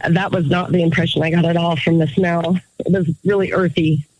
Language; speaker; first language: English; native; English